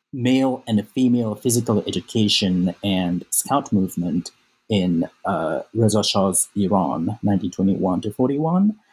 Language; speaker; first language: English; non-native, fluent; Japanese